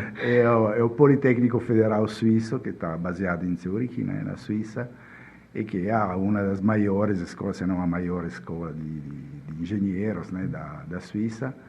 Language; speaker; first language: Portuguese; non-native, fluent; Italian